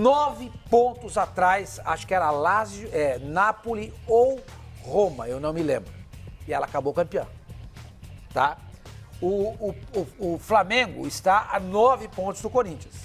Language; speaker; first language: Portuguese; native; Portuguese